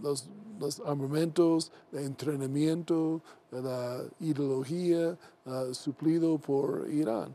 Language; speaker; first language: Spanish; non-native, learner; English